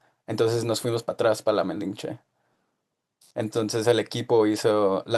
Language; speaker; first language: Spanish; early bilingual, heritage; Spanish